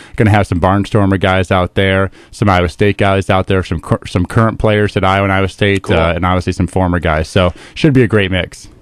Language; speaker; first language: English; native; English